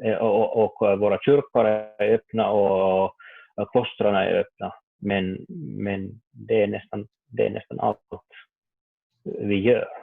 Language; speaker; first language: Swedish; non-native, learner; Finnish